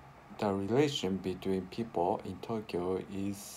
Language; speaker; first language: English; non-native, learner; Japanese